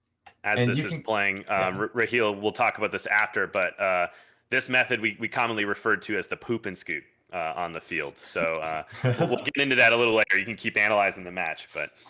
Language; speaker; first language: English; native; English